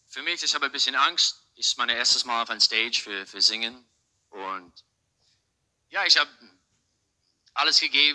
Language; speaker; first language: German; early bilingual, heritage; English